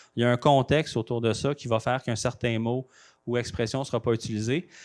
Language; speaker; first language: French; native; French